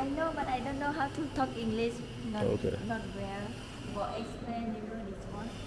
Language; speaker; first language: English; non-native, learner; Khmer